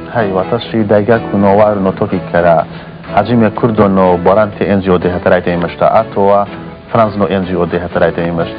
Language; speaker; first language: Japanese; non-native, learner; Kurdish